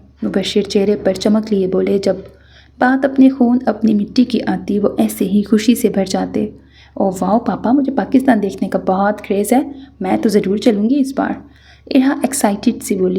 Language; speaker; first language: Urdu; native; Urdu